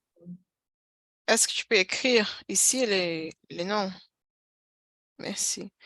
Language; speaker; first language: French; non-native, fluent; Portuguese